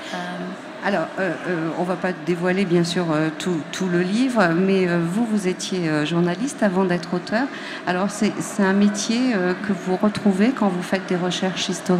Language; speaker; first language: French; native; French